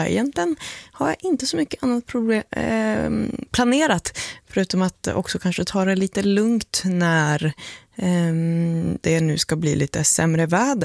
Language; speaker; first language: Swedish; native; Swedish